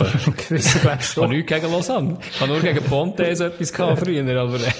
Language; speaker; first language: German; native; German